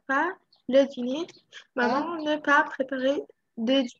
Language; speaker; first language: French; non-native, learner; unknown